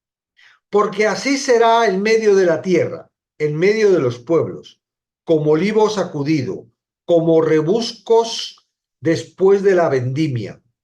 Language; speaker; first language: Spanish; native; Spanish